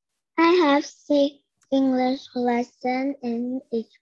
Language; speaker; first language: English; non-native, learner; Vietnamese